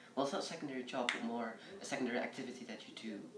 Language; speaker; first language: English; early bilingual, other home language; Indonesian